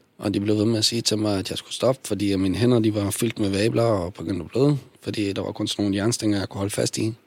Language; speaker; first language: Danish; early bilingual, other home language; Bosnian